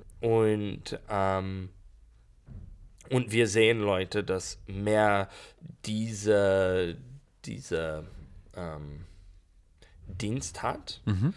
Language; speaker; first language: German; non-native, learner; English